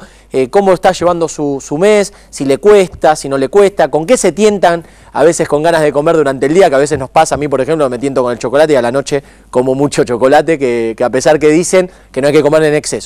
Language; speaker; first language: Spanish; native; Spanish